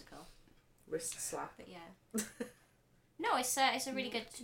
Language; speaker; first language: English; native; English